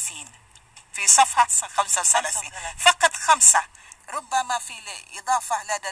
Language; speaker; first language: Arabic; non-native, fluent; Malay